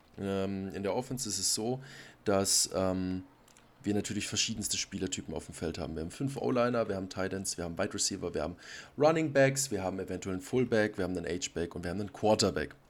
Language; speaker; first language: German; native; German